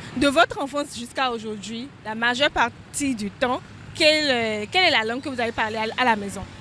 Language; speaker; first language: French; non-native, local second language; Fon